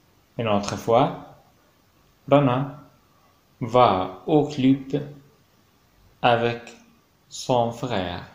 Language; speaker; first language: French; non-native, fluent; Arabic